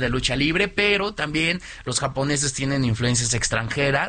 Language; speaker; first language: Spanish; native; Spanish